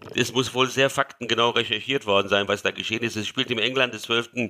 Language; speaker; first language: German; early bilingual, other home language; Hungarian